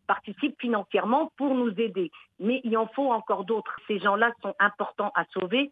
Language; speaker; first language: French; early bilingual, other home language; Arabic